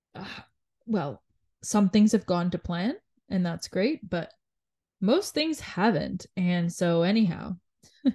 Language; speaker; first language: English; native; English